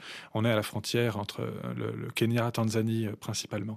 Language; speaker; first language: French; native; French